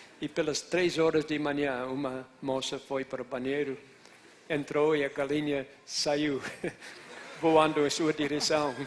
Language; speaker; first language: Portuguese; non-native, fluent; English